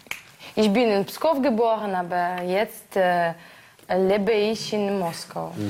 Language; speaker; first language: German; non-native, learner; Russian